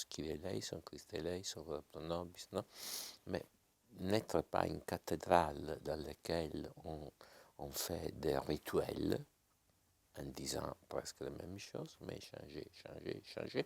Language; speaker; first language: French; non-native, fluent; Italian